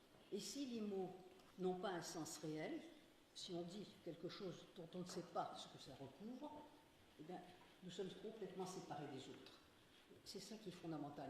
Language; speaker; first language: French; native; French